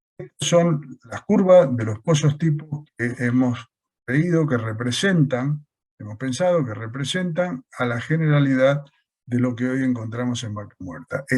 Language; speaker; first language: Spanish; native; Spanish